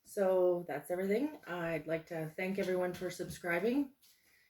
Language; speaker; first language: English; native; English